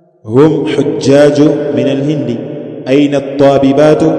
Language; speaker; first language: Arabic; non-native, fluent; Swahili